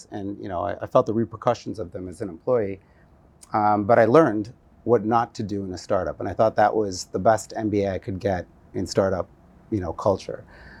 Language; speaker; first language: English; native; English